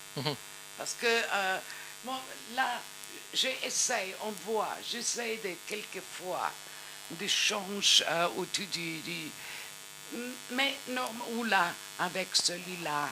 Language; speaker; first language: French; non-native, fluent; German